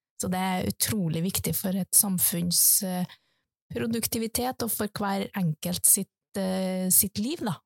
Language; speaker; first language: Norwegian; native; Norwegian